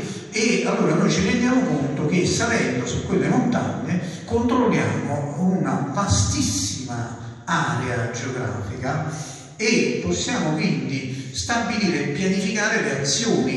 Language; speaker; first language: Italian; native; Italian